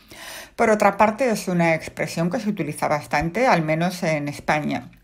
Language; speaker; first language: Spanish; native; Spanish